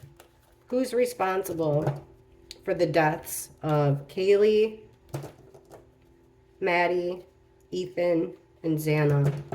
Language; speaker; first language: English; native; English